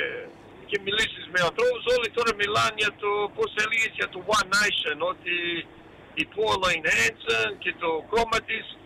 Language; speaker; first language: Greek; early bilingual, heritage; Greek